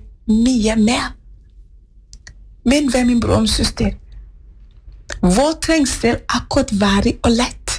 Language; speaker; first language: Norwegian; non-native, fluent; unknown